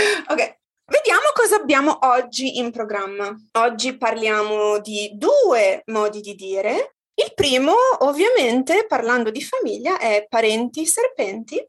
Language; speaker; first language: Italian; native; Italian